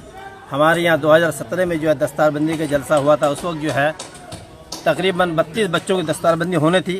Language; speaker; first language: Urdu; non-native, local second language; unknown